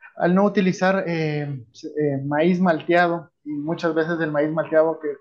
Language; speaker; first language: Spanish; native; Spanish